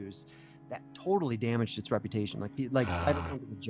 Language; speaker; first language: English; native; English